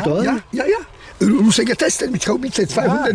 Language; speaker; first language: German; non-native, learner; Polish